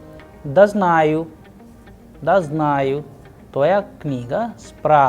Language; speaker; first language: Russian; non-native, fluent; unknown